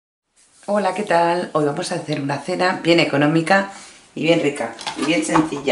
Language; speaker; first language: Spanish; native; Spanish